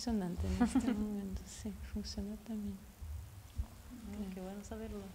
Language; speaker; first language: Spanish; non-native, fluent; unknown